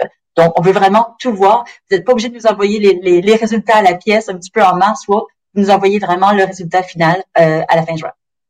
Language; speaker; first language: French; native; French